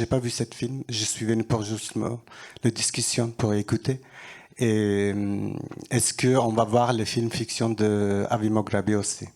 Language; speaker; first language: French; non-native, learner; Kurdish